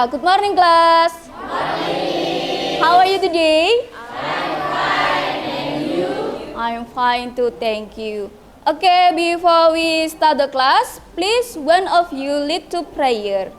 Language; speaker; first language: English; non-native, learner; Indonesian